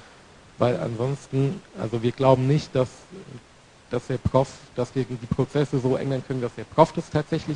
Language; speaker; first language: German; native; German